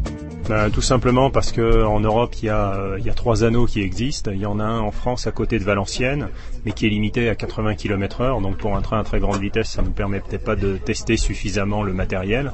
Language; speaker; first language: French; native; French